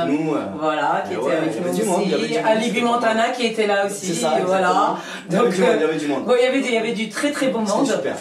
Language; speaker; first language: French; native; French